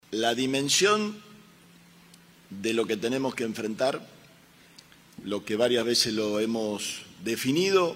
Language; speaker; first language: Spanish; native; Spanish